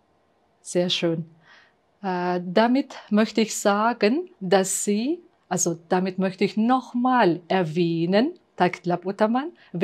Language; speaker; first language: German; non-native, fluent; Uzbek